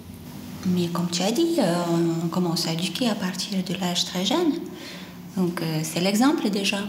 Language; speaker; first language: French; non-native, fluent; Lithuanian